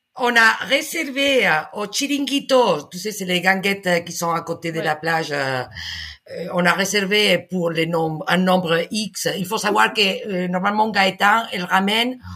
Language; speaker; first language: French; non-native, fluent; Spanish